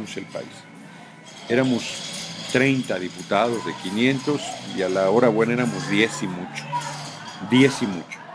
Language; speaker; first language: Spanish; native; Spanish